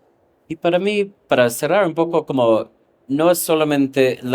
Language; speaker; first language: Spanish; non-native, fluent; English